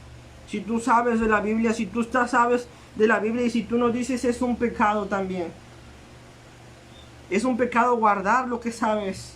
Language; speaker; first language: Spanish; native; Spanish